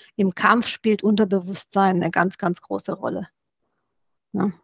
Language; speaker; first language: German; early bilingual, other home language; Romanian